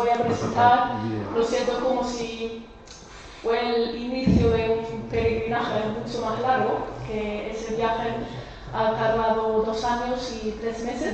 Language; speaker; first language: Spanish; non-native, fluent; German